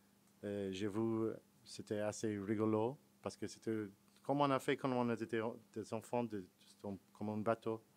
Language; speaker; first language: French; non-native, fluent; English